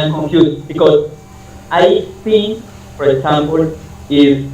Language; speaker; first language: English; non-native, learner; Spanish